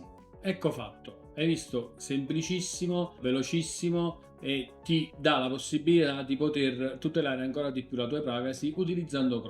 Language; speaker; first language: Italian; native; Italian